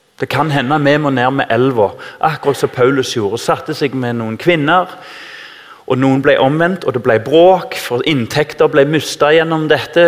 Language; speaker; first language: Norwegian; native; Norwegian